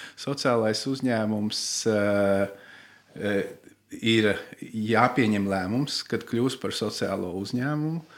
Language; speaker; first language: Latvian; native; Latvian